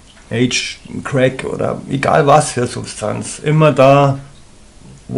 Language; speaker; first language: German; native; German